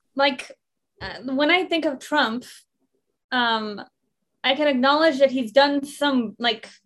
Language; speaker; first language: English; non-native, fluent; Persian